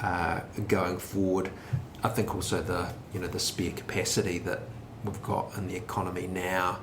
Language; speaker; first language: English; native; English